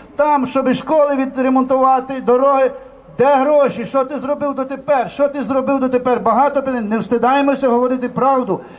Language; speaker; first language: Ukrainian; native; Ukrainian